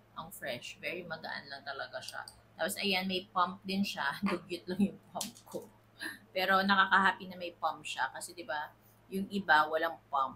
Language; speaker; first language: Filipino; native; Filipino